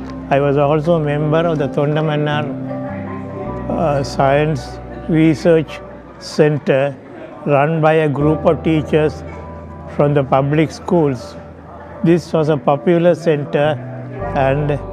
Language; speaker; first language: English; non-native, local second language; Tamil